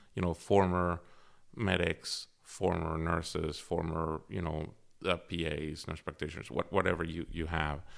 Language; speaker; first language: English; early bilingual, other home language; Spanish